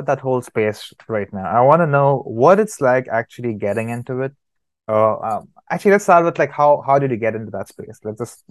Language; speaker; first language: English; native; English